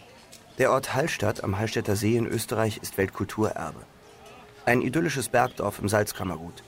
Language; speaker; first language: German; native; German